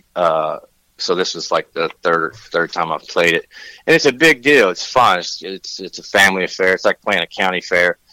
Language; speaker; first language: English; native; English